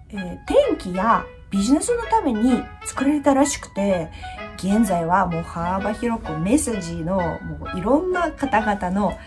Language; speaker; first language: Japanese; non-native, fluent; Russian